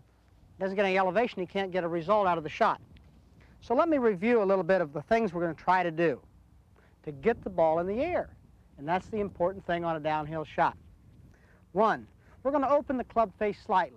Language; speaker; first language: English; native; English